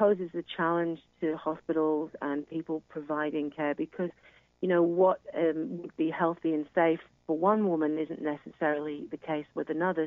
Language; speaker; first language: English; native; English